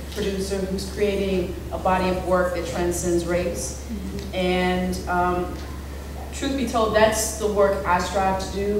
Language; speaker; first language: English; native; English